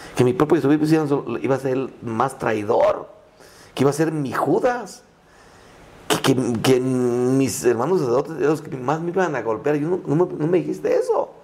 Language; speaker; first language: Spanish; non-native, local second language; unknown